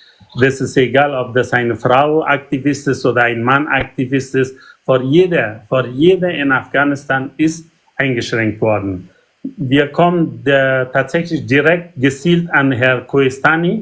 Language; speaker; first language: German; non-native, learner; Persian